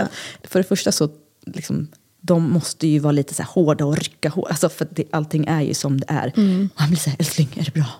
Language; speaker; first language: Swedish; early bilingual, other home language; Greek